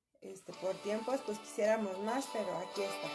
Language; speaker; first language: Spanish; native; Spanish